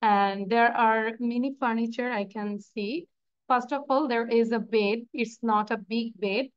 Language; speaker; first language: English; non-native, local second language; Bangla